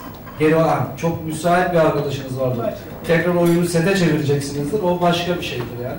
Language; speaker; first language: Turkish; native; Turkish